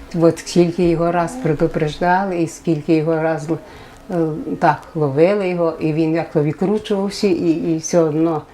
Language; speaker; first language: Ukrainian; native; Ukrainian